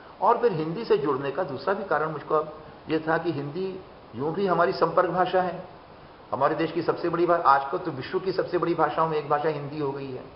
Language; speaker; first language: Hindi; non-native, local second language; Bangla